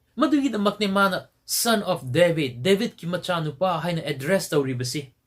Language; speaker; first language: Manipuri; non-native, local second language; Tangkhul Naga (India)